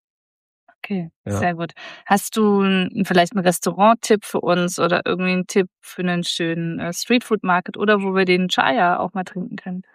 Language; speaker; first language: German; native; German